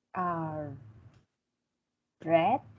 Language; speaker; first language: English; non-native, learner; Vietnamese